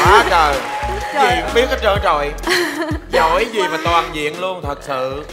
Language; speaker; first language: Vietnamese; native; Vietnamese